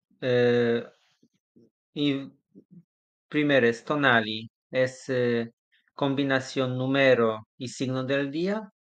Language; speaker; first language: Spanish; non-native, learner; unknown